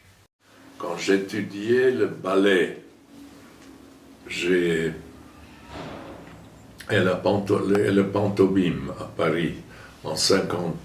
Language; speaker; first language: French; non-native, fluent; German